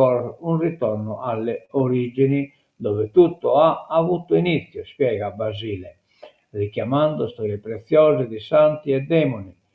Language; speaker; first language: Italian; non-native, local second language; Sardinian